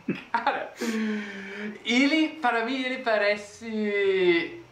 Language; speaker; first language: Portuguese; non-native, fluent; English